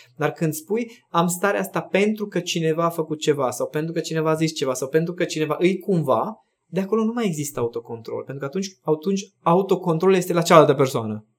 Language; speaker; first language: Romanian; non-native, local second language; Hungarian